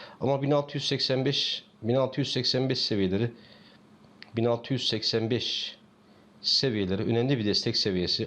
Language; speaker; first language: Turkish; native; Turkish